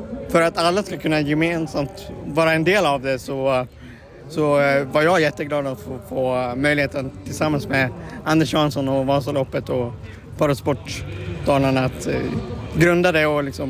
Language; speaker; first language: Swedish; native; Swedish